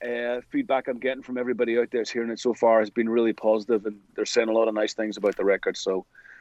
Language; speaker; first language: English; native; English